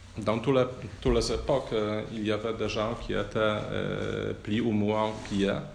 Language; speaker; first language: French; non-native, fluent; Polish